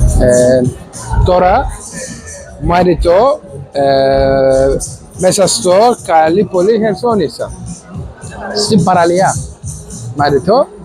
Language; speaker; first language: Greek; non-native, learner; Turkish